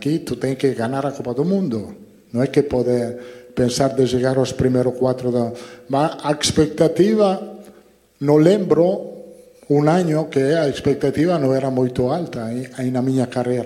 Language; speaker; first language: Portuguese; non-native, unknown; Italian